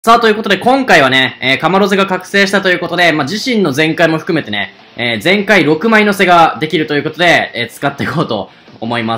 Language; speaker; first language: Japanese; native; Japanese